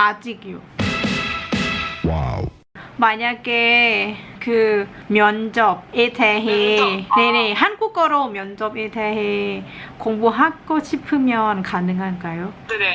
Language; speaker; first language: Korean; non-native, learner; Thai